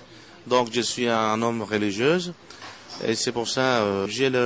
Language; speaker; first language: French; non-native, fluent; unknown